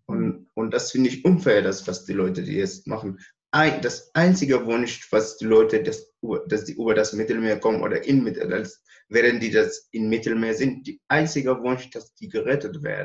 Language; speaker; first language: German; non-native, learner; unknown